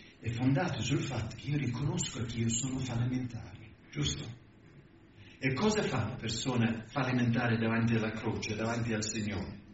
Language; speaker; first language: Italian; non-native, fluent; English